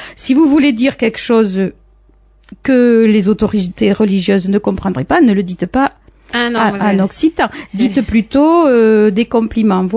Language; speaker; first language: French; native; French